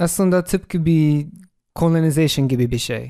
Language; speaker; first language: Turkish; non-native, fluent; English